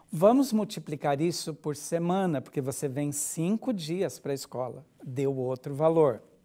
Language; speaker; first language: Portuguese; native; Portuguese